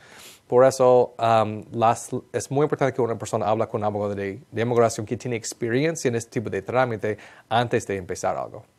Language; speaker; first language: Spanish; non-native, fluent; English